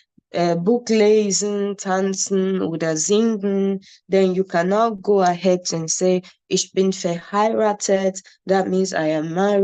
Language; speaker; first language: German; non-native, fluent; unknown